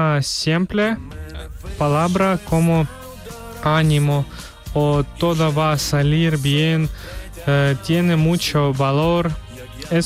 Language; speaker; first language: Spanish; non-native, learner; Ukrainian